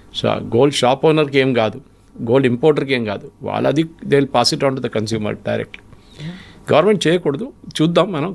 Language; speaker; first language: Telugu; non-native, local second language; Malayalam